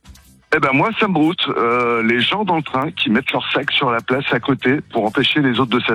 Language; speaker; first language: French; native; French